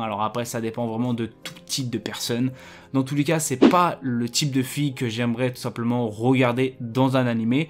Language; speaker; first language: French; native; French